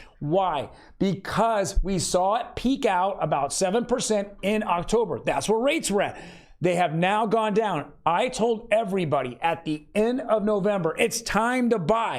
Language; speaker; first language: English; native; English